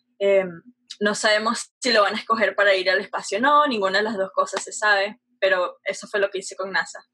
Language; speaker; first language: Spanish; native; Spanish